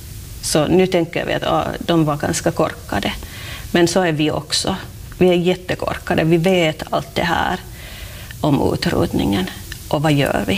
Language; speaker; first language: Swedish; non-native, local second language; Finnish